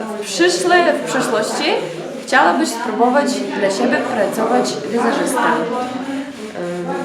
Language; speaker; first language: Polish; non-native, learner; Ukrainian